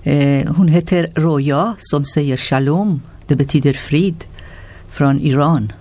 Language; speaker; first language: Swedish; non-native, learner; Persian